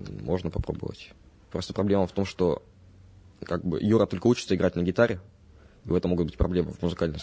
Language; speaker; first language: Russian; native; Russian